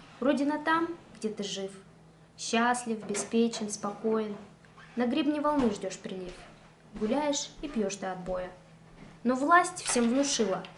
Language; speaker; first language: Russian; native; Russian